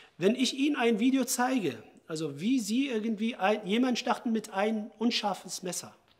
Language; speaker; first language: German; non-native, fluent; Arabic